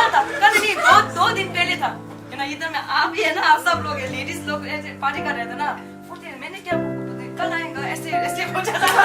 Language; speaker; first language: Hindi; non-native, local second language; Tibetan